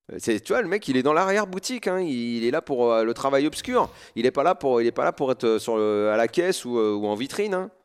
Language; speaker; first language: French; native; French